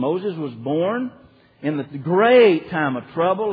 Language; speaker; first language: English; native; English